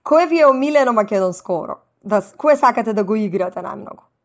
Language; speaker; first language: Macedonian; native; Macedonian